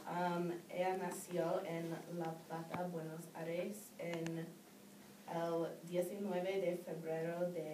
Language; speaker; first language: Spanish; non-native, learner; English